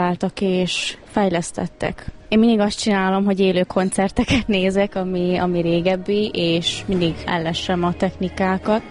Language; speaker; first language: Hungarian; native; Hungarian